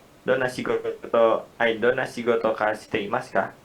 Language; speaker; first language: Japanese; non-native, learner; Indonesian